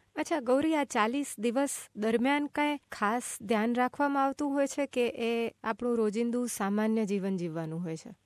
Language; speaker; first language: Gujarati; native; Gujarati